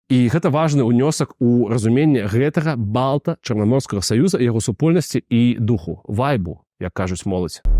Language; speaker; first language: Belarusian; non-native, local second language; Russian